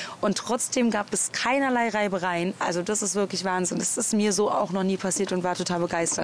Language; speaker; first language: German; native; German